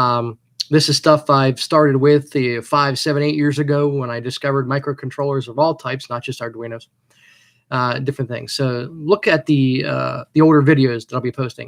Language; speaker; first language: English; native; English